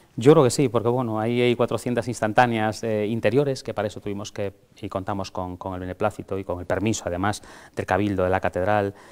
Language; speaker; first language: Spanish; native; Spanish